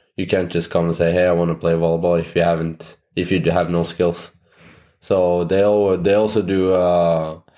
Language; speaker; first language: English; non-native, fluent; Norwegian